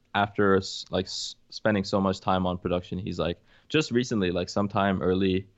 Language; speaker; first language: English; early bilingual, other home language; Arabic